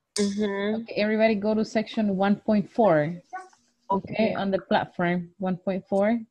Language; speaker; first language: English; non-native, fluent; Spanish